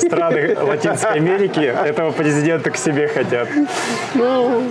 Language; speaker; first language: Russian; native; Russian